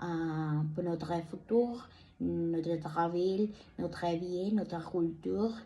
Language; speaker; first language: French; non-native, learner; Spanish